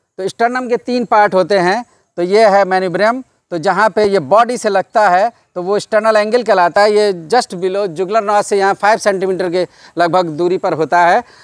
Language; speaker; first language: Hindi; native; Hindi